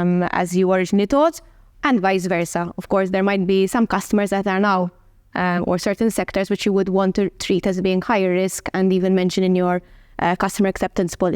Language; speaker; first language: English; non-native, local second language; Maltese